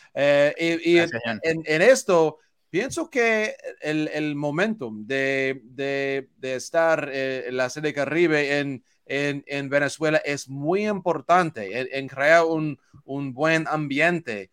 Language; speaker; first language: Spanish; non-native, learner; English